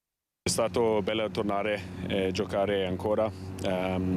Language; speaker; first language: Italian; non-native, learner; English